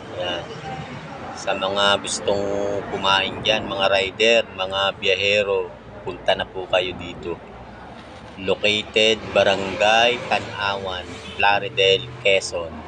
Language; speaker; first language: Filipino; native; Filipino